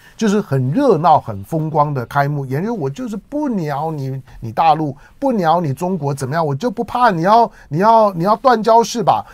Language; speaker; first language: Chinese; native; Chinese